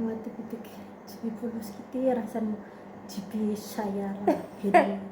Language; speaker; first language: Arabic; non-native, learner; Indonesian